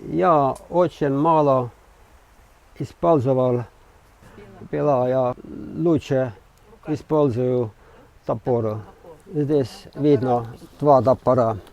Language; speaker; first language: Russian; non-native, learner; Estonian